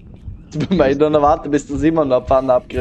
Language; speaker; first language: German; native; German